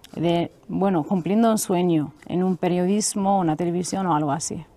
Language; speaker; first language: Spanish; non-native, local second language; Arabic